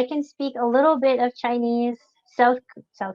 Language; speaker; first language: English; non-native, local second language; French